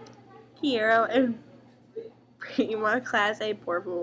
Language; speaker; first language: Spanish; non-native, learner; English